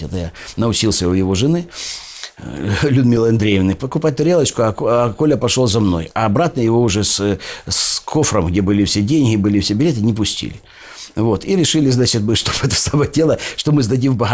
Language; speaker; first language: Russian; native; Russian